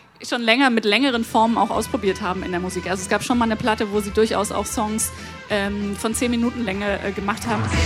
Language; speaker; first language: German; native; German